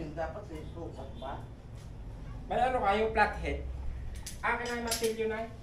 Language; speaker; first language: Filipino; native; Filipino